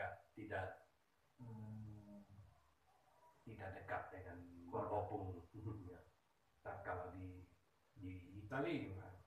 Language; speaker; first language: Indonesian; early bilingual, heritage; Dutch